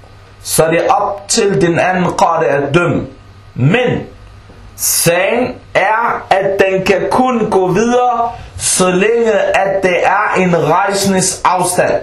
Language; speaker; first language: Danish; early bilingual, other home language; Arabic